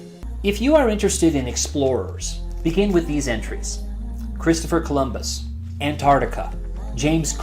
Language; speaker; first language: English; native; English